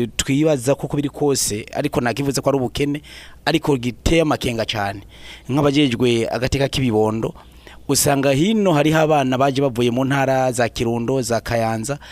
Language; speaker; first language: Kinyarwanda; native; Kinyarwanda